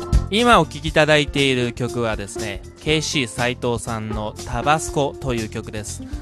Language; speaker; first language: Japanese; native; Japanese